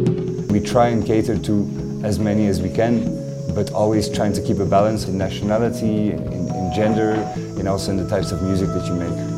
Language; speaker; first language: English; non-native, fluent; French